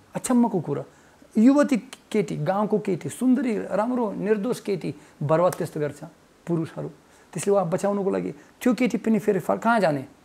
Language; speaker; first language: Nepali; non-native, fluent; Russian